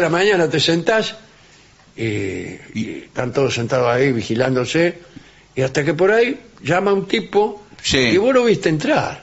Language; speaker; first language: Spanish; native; Spanish